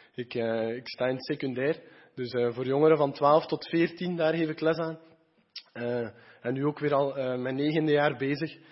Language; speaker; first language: Dutch; native; Dutch